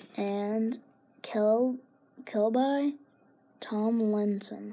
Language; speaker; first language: English; native; English